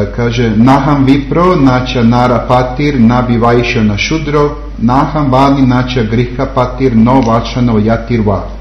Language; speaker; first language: Serbian; native; Serbian